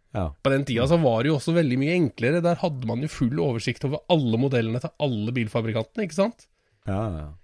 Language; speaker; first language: Norwegian; native; Norwegian